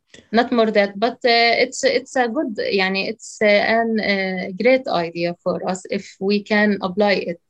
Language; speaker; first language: English; non-native, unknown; Arabic